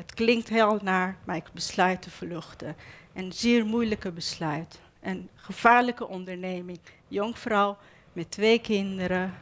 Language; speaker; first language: Dutch; non-native, fluent; Persian